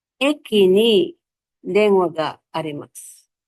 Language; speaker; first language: Japanese; non-native, fluent; Filipino